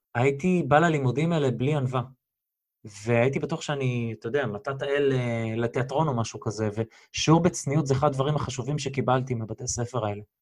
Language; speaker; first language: Hebrew; early bilingual, other home language; Russian